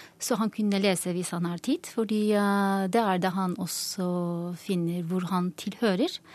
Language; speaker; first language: Norwegian; non-native, fluent; Turkish